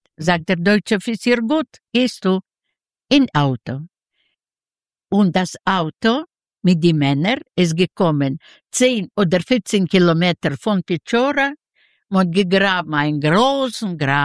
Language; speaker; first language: German; non-native, fluent; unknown